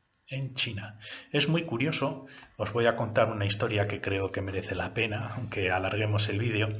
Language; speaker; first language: Spanish; native; Spanish